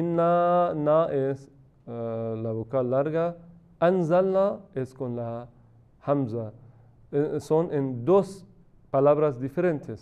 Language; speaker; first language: Spanish; non-native, fluent; Persian